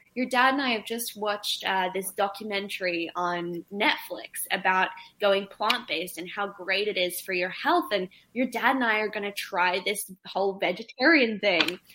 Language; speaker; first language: English; native; English